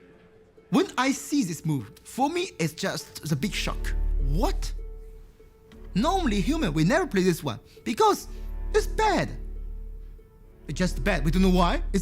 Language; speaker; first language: English; non-native, learner; Chinese